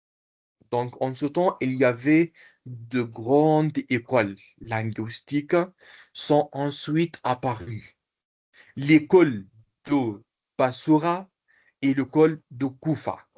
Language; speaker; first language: French; non-native, fluent; Arabic